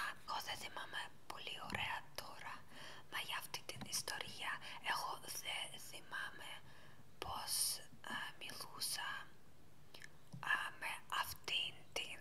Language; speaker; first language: Greek; non-native, learner; Ukrainian